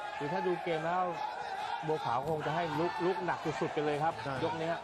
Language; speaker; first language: Thai; native; Thai